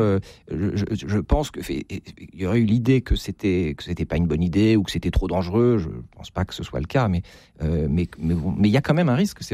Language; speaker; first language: French; native; French